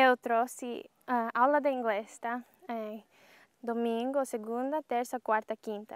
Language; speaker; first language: Portuguese; non-native, learner; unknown